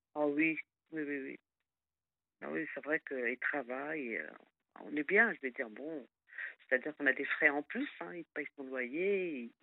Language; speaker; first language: French; non-native, fluent; Arabic